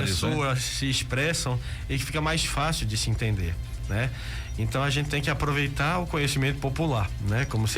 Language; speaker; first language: Portuguese; native; Portuguese